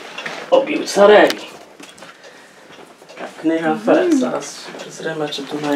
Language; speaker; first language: Polish; non-native, local second language; Rusyn